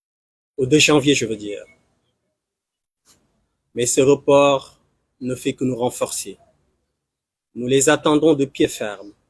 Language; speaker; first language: French; non-native, local second language; Wolof